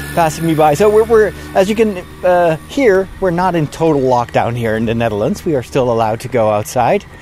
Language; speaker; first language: English; non-native, fluent; Dutch